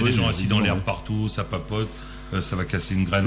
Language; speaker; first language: French; native; French